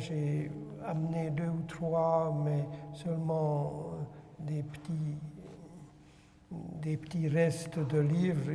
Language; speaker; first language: French; non-native, fluent; Hungarian